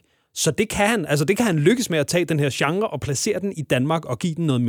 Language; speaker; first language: Danish; native; Danish